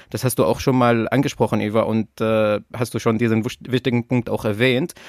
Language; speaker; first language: German; non-native, fluent; Arabic